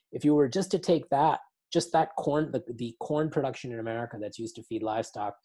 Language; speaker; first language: English; native; English